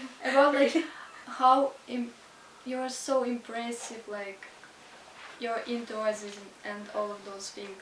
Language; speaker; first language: English; non-native, learner; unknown